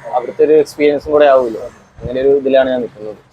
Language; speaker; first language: Malayalam; native; Malayalam